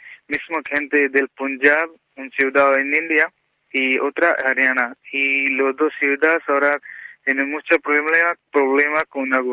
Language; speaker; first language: Spanish; non-native, learner; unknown